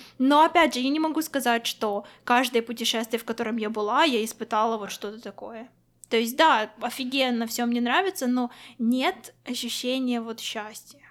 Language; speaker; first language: Russian; non-native, local second language; Ukrainian